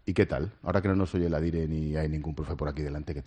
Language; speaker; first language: Spanish; native; Spanish